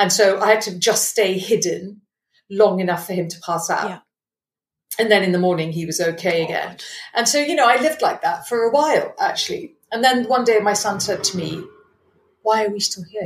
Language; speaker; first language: English; non-native, local second language; Punjabi